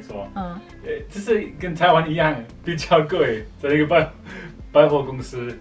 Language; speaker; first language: Chinese; non-native, fluent; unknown